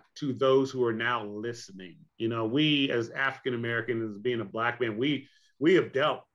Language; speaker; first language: English; native; English